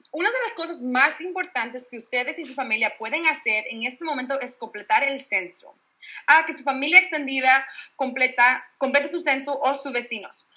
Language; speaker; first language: Spanish; early bilingual, heritage; Spanish